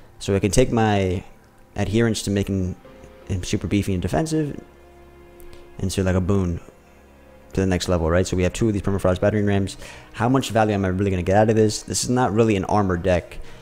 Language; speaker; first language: English; native; English